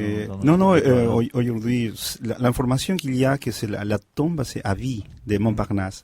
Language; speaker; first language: French; non-native, fluent; Spanish